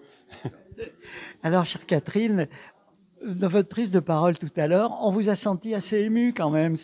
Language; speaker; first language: French; native; French